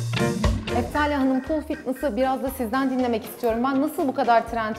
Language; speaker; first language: Turkish; native; Turkish